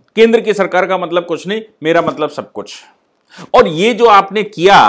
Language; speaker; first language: Hindi; native; Hindi